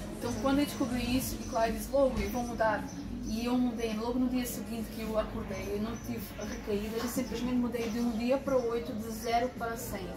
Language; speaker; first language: Portuguese; non-native, fluent; Ukrainian